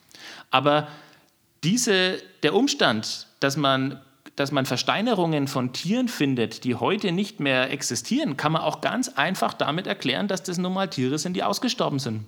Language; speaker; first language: German; native; German